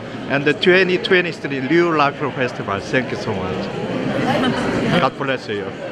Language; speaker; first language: English; non-native, learner; Korean